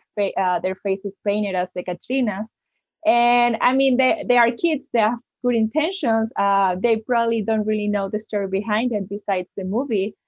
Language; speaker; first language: English; non-native, fluent; Spanish